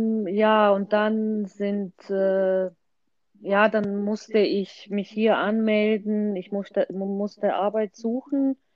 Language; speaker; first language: German; non-native, fluent; Croatian